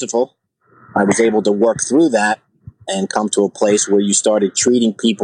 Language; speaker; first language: English; native; English